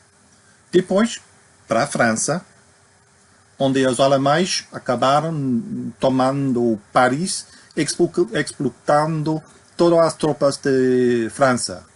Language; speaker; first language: Portuguese; non-native, fluent; English